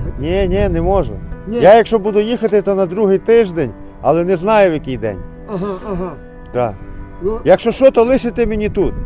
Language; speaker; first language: Ukrainian; native; Ukrainian